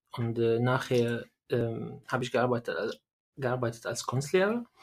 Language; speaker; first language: German; non-native, learner; Arabic